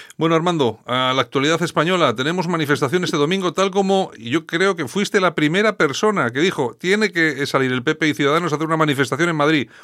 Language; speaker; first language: Spanish; native; Spanish